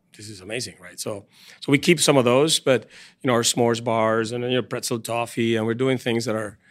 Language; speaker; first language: English; non-native, fluent; Spanish